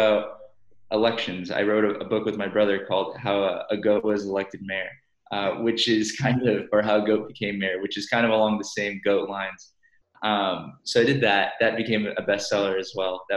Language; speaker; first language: English; native; English